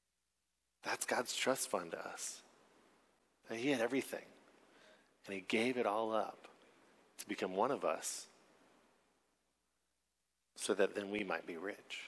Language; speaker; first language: English; native; English